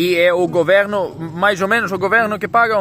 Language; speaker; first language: Portuguese; non-native, fluent; Greek